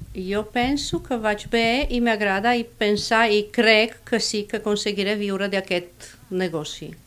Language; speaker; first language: Catalan; non-native, fluent; Spanish